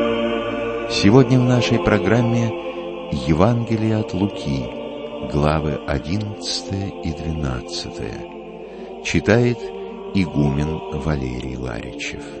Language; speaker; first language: Russian; native; Russian